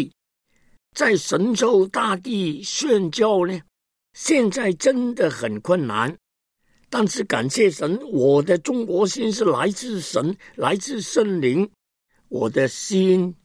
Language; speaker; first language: Chinese; non-native, local second language; Cantonese